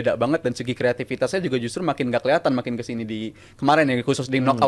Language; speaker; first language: Indonesian; native; Indonesian